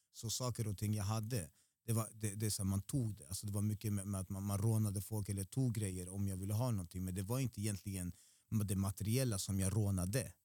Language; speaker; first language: Swedish; early bilingual, other home language; Spanish